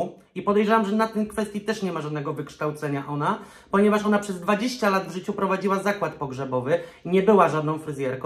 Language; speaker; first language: Polish; native; Polish